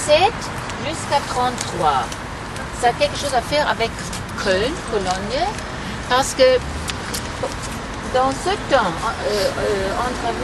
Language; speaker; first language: French; non-native, fluent; German